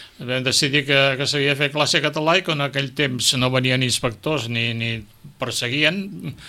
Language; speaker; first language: Catalan; native; Catalan